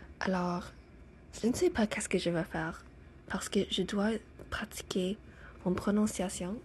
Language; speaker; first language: French; non-native, learner; English